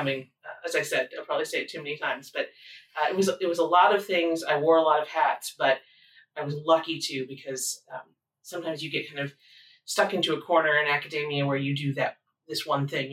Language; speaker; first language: English; native; English